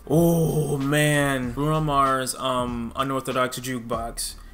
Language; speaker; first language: English; native; English